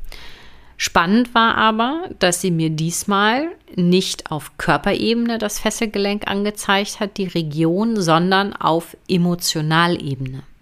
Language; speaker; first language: German; native; German